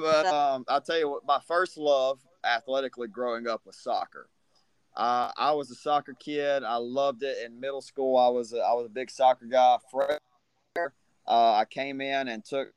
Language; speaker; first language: English; native; English